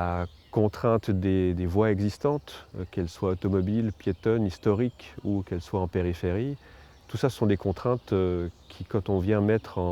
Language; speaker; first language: French; native; French